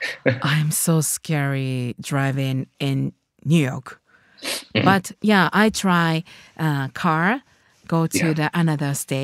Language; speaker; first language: English; non-native, learner; Japanese